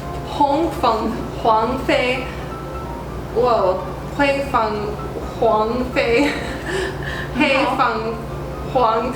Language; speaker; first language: Chinese; non-native, learner; English